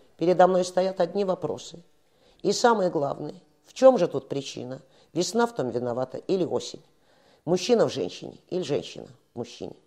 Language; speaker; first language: Russian; native; Russian